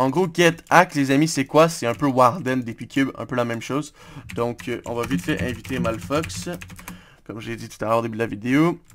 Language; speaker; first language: French; native; French